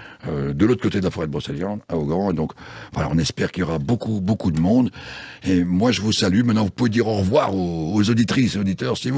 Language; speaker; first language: French; native; French